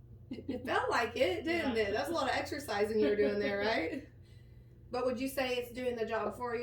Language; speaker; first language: English; native; English